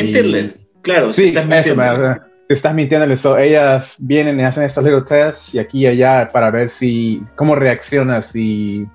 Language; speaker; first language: Spanish; early bilingual, heritage; Spanish